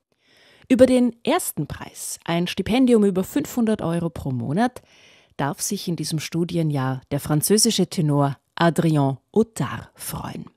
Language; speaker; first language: German; native; German